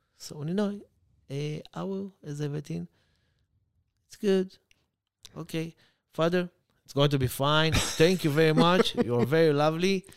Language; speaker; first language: English; non-native, learner; Hebrew